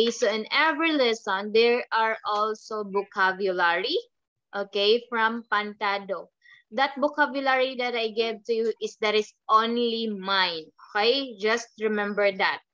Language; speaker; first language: English; non-native, fluent; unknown